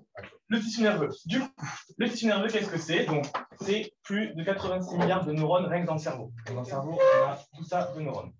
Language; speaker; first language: French; native; French